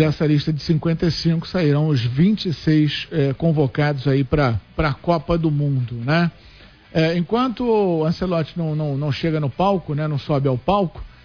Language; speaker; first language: Portuguese; native; Portuguese